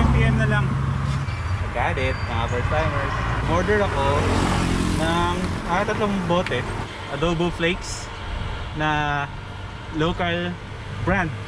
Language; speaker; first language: Filipino; non-native, local second language; Aklanon